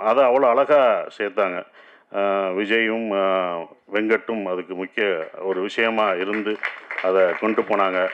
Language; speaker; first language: Tamil; native; Tamil